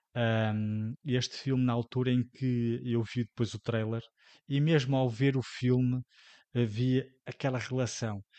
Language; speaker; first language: Portuguese; native; Portuguese